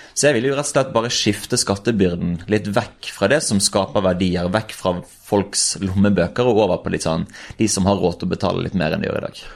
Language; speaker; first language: Norwegian; native; Norwegian